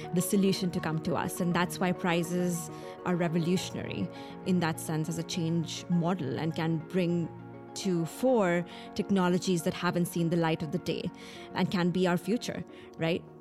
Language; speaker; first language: English; non-native, local second language; Hindi